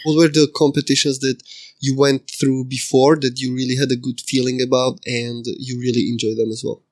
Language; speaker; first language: English; non-native, fluent; Slovak